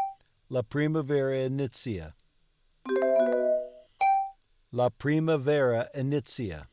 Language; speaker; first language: Italian; non-native, learner; English